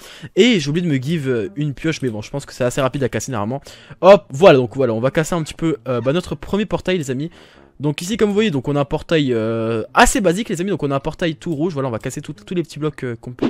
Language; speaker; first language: French; native; French